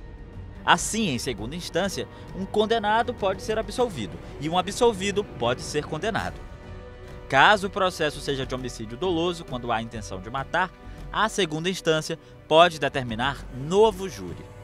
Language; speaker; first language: Portuguese; native; Portuguese